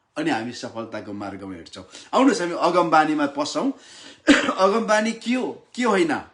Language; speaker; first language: Nepali; non-native, local second language; Limbu